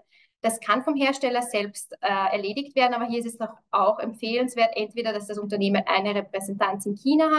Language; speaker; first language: German; native; German